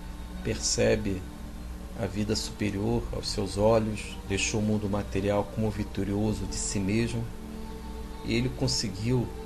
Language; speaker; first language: Portuguese; native; Portuguese